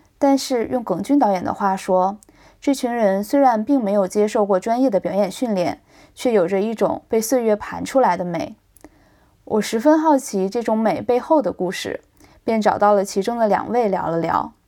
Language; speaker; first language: Chinese; native; Chinese